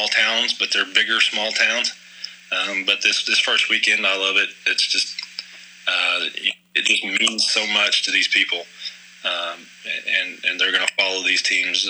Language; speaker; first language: English; native; English